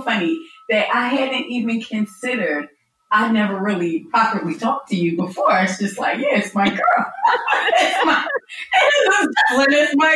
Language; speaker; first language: English; native; English